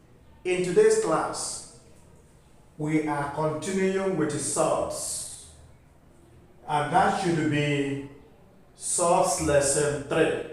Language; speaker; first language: English; non-native, local second language; Igbo